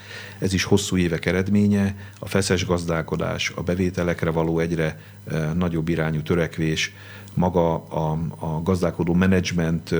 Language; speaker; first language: Hungarian; native; Hungarian